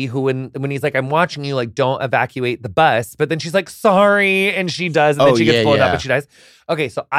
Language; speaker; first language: English; native; English